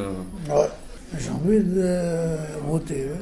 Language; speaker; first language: French; non-native, learner; Arabic